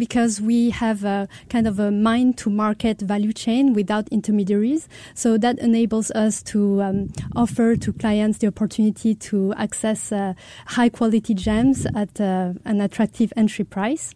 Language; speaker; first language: English; non-native, fluent; French